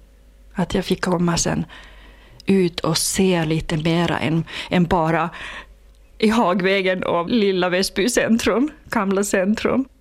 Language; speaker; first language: Swedish; non-native, fluent; Finnish